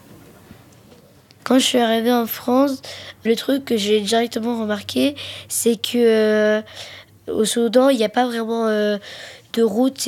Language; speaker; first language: French; early bilingual, other home language; Arabic